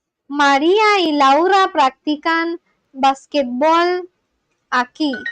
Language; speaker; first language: Spanish; non-native, learner; Bangla